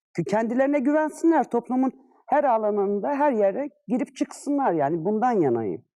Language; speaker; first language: Turkish; native; Turkish